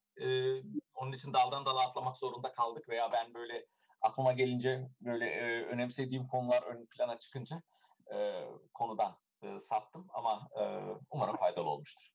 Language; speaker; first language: Turkish; early bilingual, heritage; Turkish